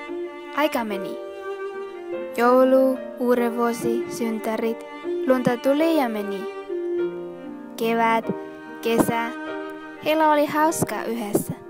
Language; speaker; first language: Finnish; non-native, learner; Spanish